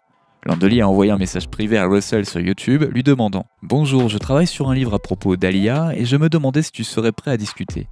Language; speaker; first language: French; native; French